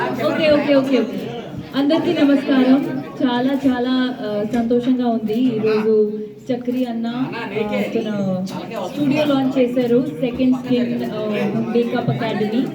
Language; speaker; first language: Telugu; non-native, local second language; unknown